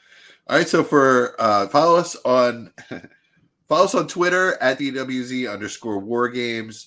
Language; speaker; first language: English; native; English